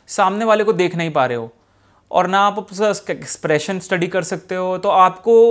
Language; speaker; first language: Hindi; native; Hindi